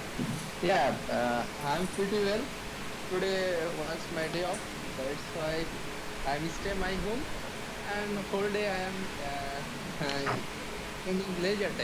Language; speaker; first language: English; non-native, learner; Bangla